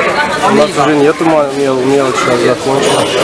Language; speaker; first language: Russian; non-native, fluent; Tajik